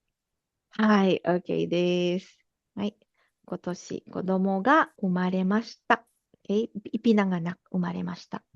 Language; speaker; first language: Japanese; non-native, fluent; Filipino